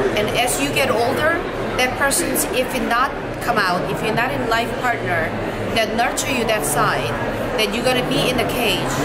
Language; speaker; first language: English; non-native, fluent; Korean